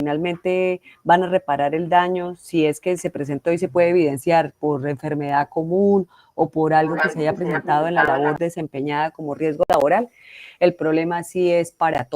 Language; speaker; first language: Spanish; native; Spanish